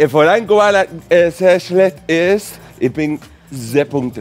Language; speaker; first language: German; non-native, fluent; Spanish